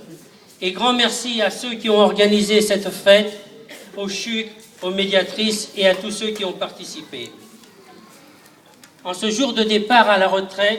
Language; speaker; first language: French; native; French